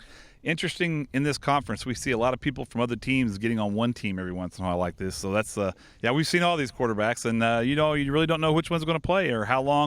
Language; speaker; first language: English; native; English